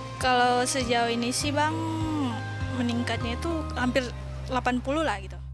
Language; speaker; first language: Indonesian; non-native, local second language; Minangkabau